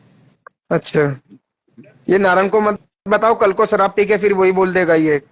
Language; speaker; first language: Hindi; native; Hindi